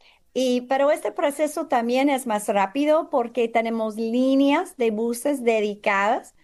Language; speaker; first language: Spanish; non-native, fluent; English